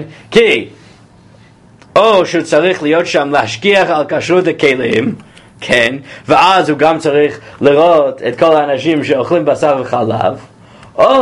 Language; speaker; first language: Hebrew; non-native, fluent; English